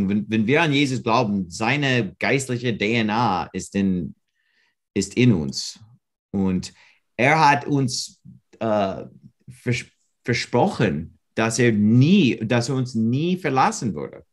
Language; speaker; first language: German; non-native, fluent; English